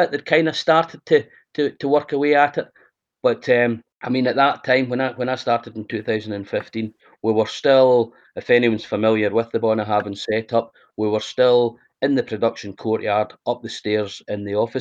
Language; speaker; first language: English; native; English